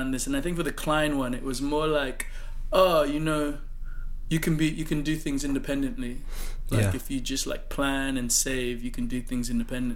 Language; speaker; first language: English; non-native, local second language; Yoruba